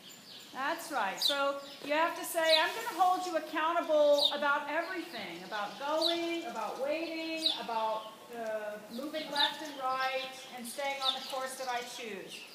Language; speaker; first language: English; native; English